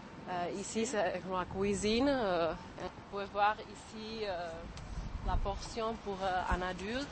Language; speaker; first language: French; non-native, fluent; Czech